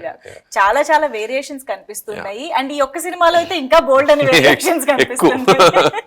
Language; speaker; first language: Telugu; native; Telugu